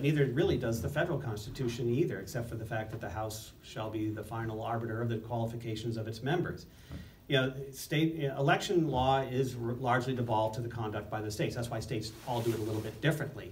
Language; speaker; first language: English; native; English